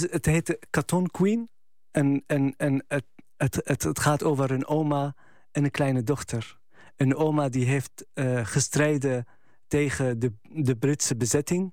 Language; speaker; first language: Dutch; non-native, fluent; Arabic